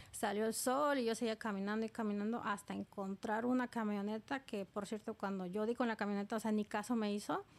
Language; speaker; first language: Spanish; native; Spanish